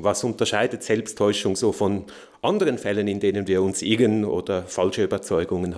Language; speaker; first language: German; native; German